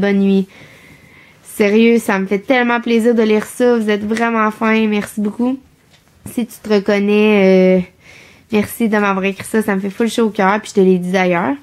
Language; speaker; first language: French; native; French